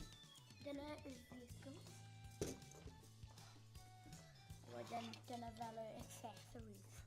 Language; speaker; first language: Welsh; non-native, local second language; English